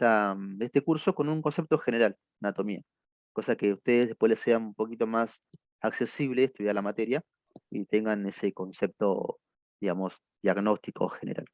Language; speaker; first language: Spanish; native; Spanish